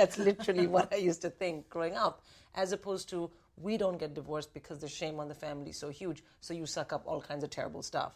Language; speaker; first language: English; non-native, local second language; Hindi